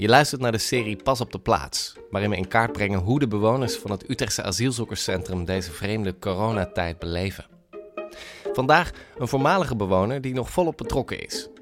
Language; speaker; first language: Dutch; native; Dutch